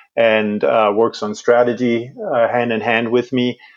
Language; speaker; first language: English; non-native, fluent; German